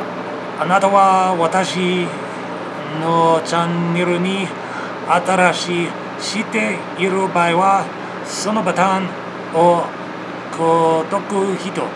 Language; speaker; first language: Japanese; non-native, learner; English